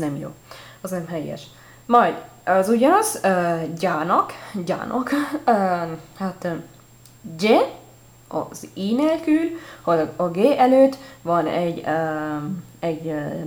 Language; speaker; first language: Hungarian; non-native, learner; Italian